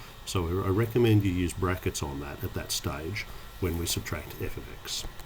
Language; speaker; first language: English; native; English